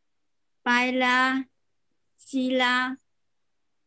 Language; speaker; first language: Indonesian; non-native, learner; Vietnamese